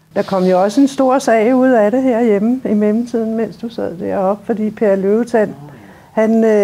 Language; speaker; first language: Danish; native; Danish